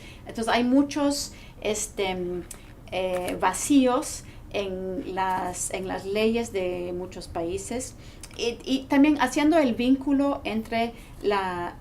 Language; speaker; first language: Spanish; non-native, fluent; English